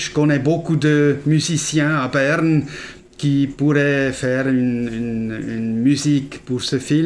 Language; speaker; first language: French; non-native, fluent; German